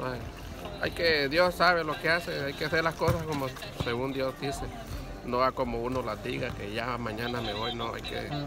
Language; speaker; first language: Spanish; native; Spanish